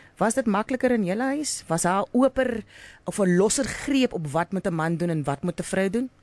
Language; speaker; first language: Afrikaans; native; Afrikaans